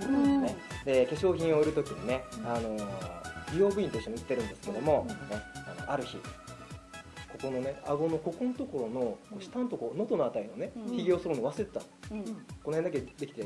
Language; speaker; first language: Japanese; native; Japanese